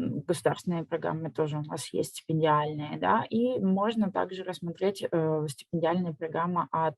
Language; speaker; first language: Russian; native; Russian